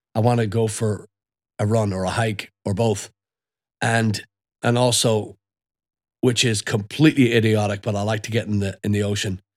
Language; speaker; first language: English; native; English